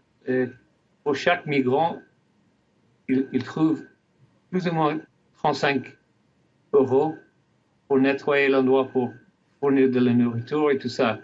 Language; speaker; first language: French; non-native, fluent; English